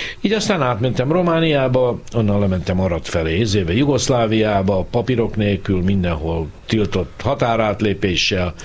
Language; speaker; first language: Hungarian; native; Hungarian